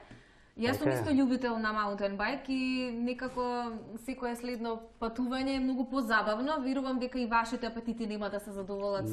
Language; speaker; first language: Macedonian; native; Macedonian